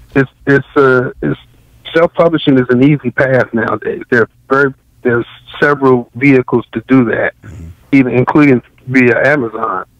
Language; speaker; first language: English; native; English